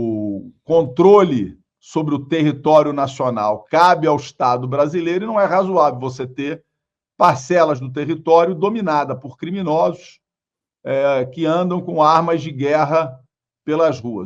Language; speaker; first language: Portuguese; native; Portuguese